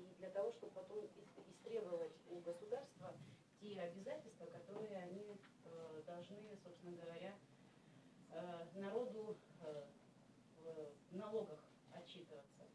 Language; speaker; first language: Russian; native; Russian